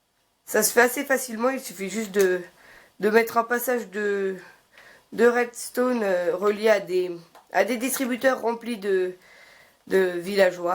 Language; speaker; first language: French; native; French